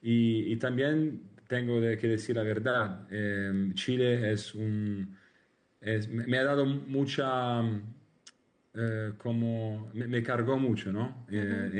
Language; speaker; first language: Spanish; non-native, learner; Italian